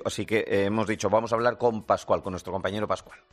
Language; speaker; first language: Spanish; native; Spanish